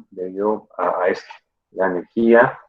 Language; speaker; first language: Spanish; native; Spanish